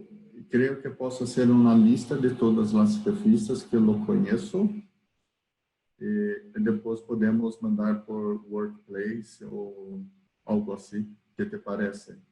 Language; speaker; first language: Spanish; non-native, learner; Portuguese